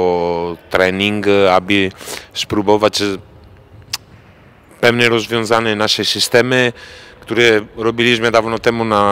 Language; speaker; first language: Polish; non-native, fluent; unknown